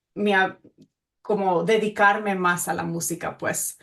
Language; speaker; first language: Spanish; early bilingual, other home language; English